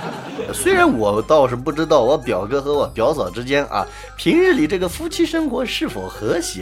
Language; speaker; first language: Chinese; native; Chinese